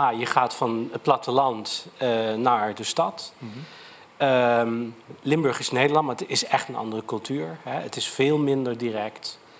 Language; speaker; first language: Dutch; native; Dutch